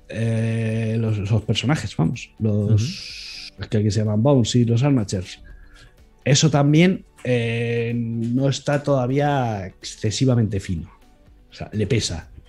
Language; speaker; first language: Spanish; native; Spanish